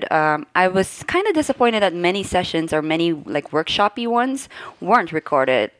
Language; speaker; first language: English; non-native, fluent; Dutch